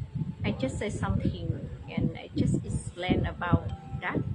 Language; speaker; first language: English; non-native, learner; Vietnamese